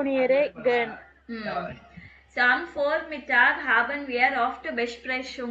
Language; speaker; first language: German; non-native, learner; Tamil